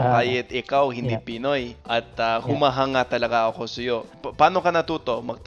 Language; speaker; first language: Filipino; non-native, fluent; English